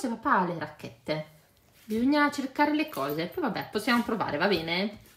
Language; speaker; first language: Italian; native; Italian